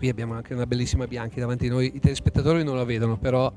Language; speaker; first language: Italian; native; Italian